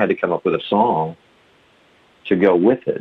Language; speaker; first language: English; native; English